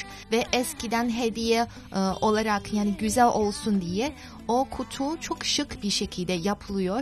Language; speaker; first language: Turkish; non-native, fluent; Chinese